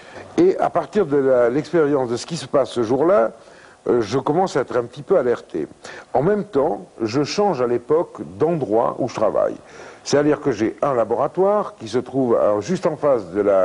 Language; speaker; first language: French; native; French